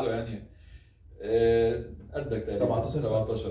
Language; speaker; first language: Arabic; native; Arabic